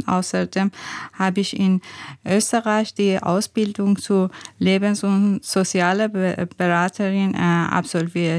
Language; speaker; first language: German; non-native, learner; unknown